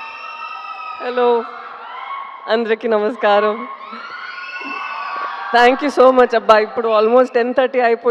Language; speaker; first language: Telugu; non-native, local second language; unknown